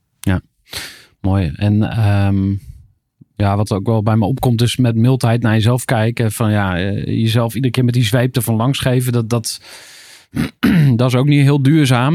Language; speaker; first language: Dutch; native; Dutch